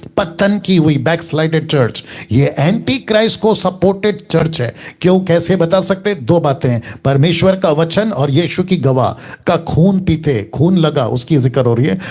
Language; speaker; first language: Hindi; native; Hindi